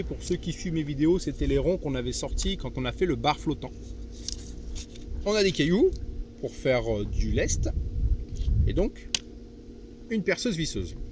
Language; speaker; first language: French; native; French